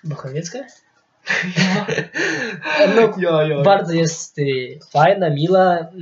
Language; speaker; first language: Polish; non-native, local second language; Lithuanian